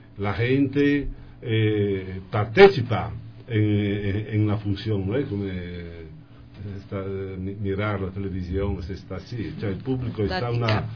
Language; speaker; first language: Spanish; non-native, fluent; Italian